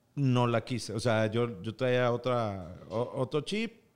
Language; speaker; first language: Spanish; native; Spanish